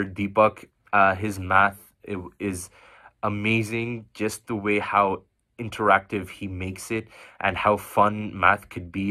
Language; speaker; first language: English; non-native, local second language; Bangla